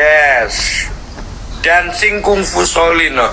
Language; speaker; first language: English; non-native, learner; Javanese